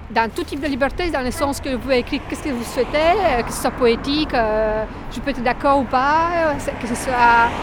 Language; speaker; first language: French; non-native, fluent; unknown